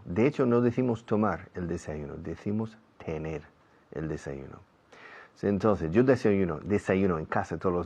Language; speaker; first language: Spanish; non-native, fluent; English